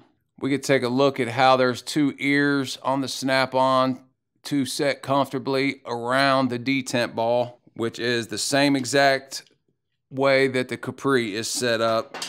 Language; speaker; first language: English; native; English